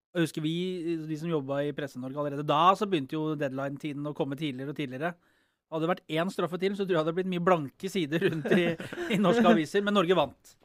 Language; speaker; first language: Norwegian; native; Norwegian